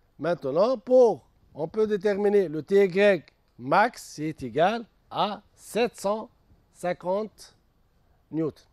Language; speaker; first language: French; non-native, local second language; Arabic